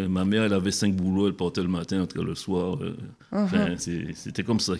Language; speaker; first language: French; native; French